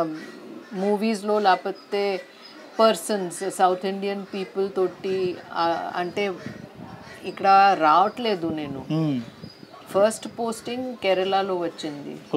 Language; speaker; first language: Telugu; non-native, learner; Hindi